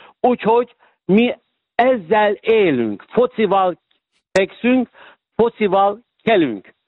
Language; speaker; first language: Hungarian; non-native, fluent; Turkish